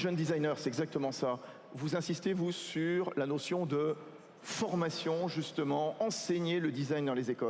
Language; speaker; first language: French; native; French